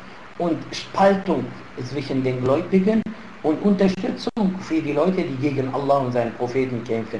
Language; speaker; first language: German; non-native, fluent; Arabic